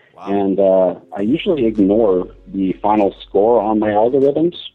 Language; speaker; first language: English; native; English